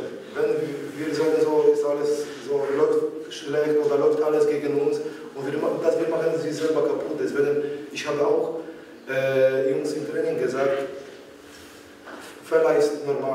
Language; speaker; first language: German; non-native, learner; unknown